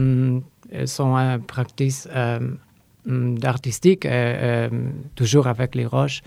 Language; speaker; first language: French; non-native, learner; Polish